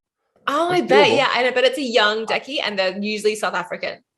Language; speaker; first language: English; native; English